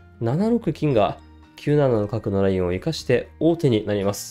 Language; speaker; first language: Japanese; native; Japanese